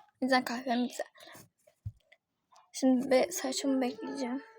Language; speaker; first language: Turkish; native; Turkish